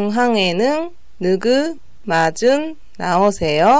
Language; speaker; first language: Korean; non-native, learner; Japanese